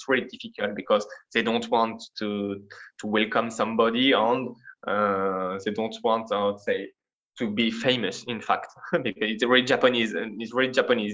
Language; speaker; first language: English; non-native, learner; French